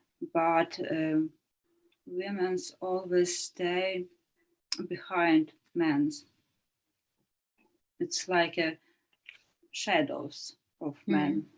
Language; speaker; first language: English; non-native, learner; Ukrainian